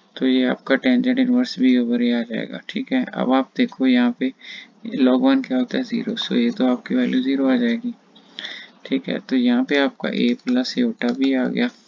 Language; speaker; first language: Hindi; non-native, local second language; Punjabi